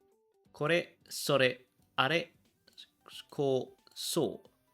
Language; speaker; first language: Japanese; non-native, learner; English